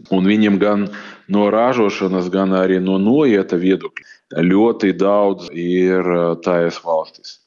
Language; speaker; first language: Latvian; native; Latvian